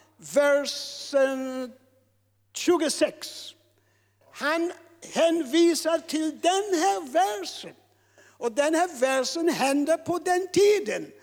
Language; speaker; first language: Swedish; non-native, fluent; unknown